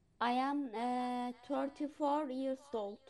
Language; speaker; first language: English; non-native, learner; Turkish